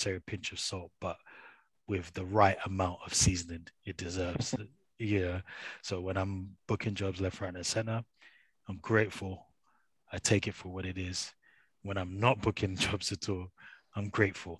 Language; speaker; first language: English; native; English